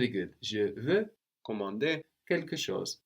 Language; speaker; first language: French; non-native, fluent; English